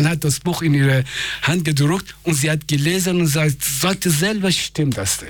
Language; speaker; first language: German; non-native, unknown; Persian